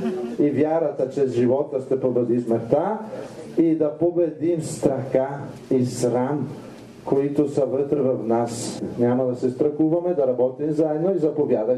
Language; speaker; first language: Bulgarian; non-native, fluent; Italian